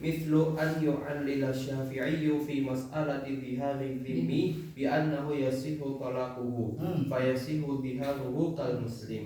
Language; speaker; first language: Arabic; non-native, learner; Indonesian